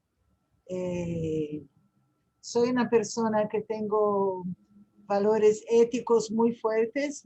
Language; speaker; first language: Spanish; non-native, fluent; Portuguese